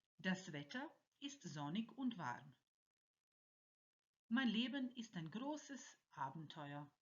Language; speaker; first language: German; non-native, fluent; Croatian